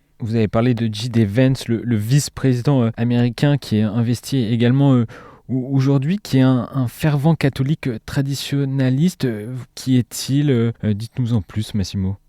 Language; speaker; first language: French; native; French